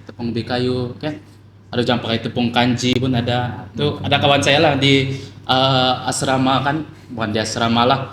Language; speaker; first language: Malay; native; Malay